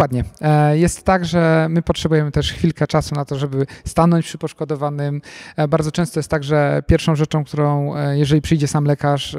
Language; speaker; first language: Polish; native; Polish